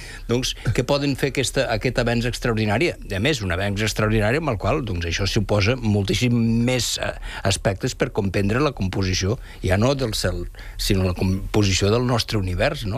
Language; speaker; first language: Catalan; native; Catalan